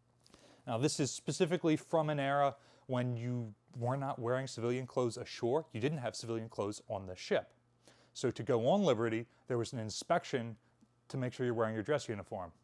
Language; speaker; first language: English; native; English